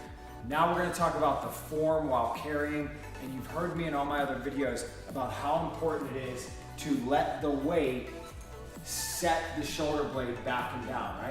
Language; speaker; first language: English; native; English